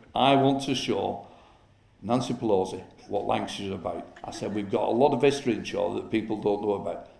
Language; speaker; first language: English; native; English